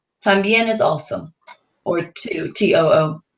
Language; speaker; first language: Spanish; non-native, learner; English